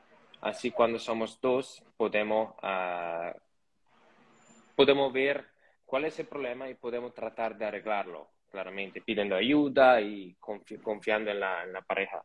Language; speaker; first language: Spanish; non-native, fluent; Italian